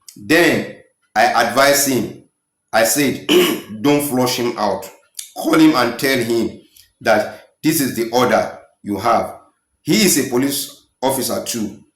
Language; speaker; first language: English; non-native, local second language; Yoruba